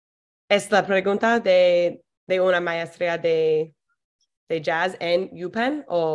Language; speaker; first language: Spanish; non-native, fluent; English